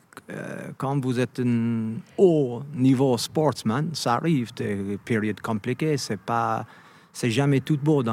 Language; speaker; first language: French; non-native, fluent; English